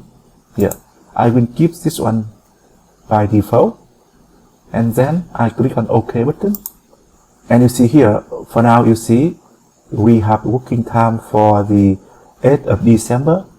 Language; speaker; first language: English; non-native, fluent; Vietnamese